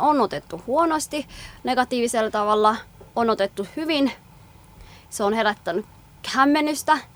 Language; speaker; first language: Finnish; early bilingual, other home language; Somali